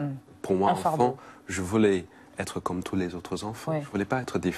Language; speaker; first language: French; non-native, fluent; English